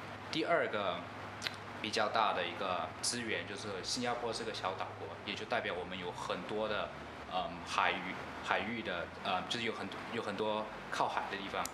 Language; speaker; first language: Chinese; non-native, local second language; English